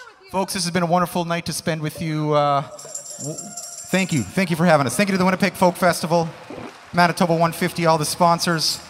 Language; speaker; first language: English; native; English